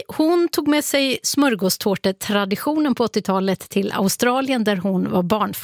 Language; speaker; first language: Swedish; native; Swedish